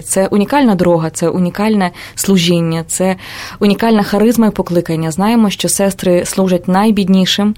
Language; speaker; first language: Ukrainian; native; Ukrainian